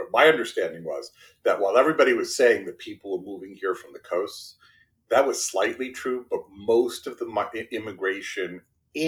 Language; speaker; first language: English; early bilingual, other home language; Spanish